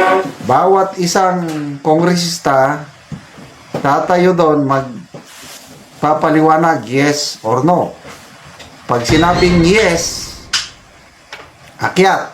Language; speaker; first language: Filipino; native; Filipino